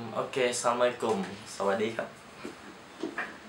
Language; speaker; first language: Thai; early bilingual, other home language; Malay